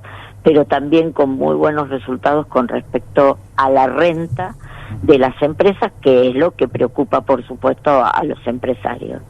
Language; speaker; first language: Spanish; native; Spanish